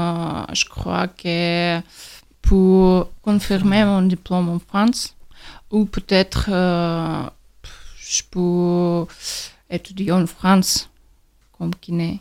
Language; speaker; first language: French; non-native, learner; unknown